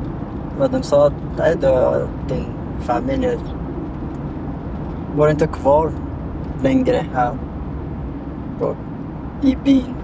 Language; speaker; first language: Swedish; non-native, learner; Persian